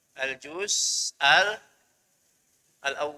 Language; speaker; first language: Arabic; non-native, fluent; Indonesian